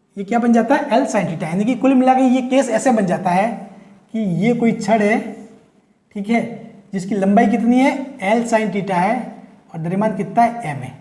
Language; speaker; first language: Hindi; native; Hindi